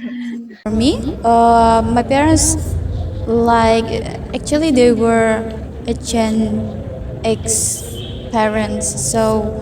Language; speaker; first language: English; non-native, fluent; Indonesian